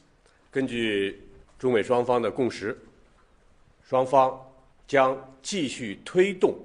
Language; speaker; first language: Chinese; native; Chinese